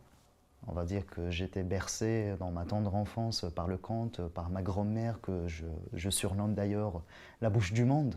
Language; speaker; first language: French; non-native, local second language; Arabic